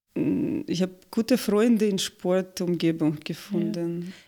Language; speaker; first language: German; non-native, fluent; Ukrainian